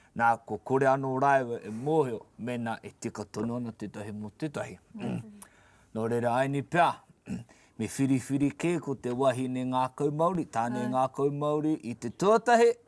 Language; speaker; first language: Māori; native; Māori